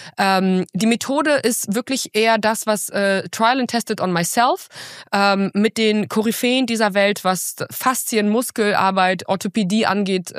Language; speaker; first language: German; early bilingual, other home language; Russian